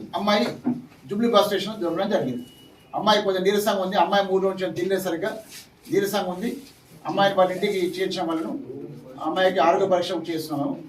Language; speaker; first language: Telugu; native; Telugu